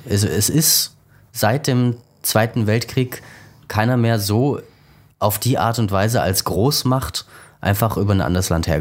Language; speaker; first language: German; native; German